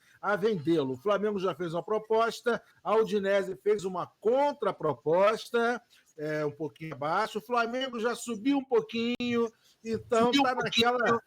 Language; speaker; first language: Portuguese; native; Portuguese